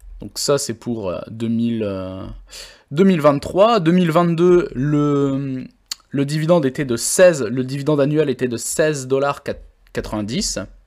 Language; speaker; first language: French; native; French